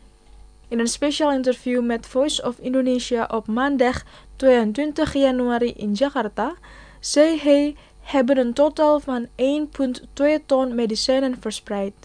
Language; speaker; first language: Dutch; non-native, fluent; Indonesian